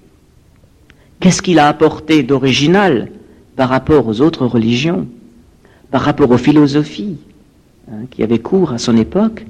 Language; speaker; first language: French; native; French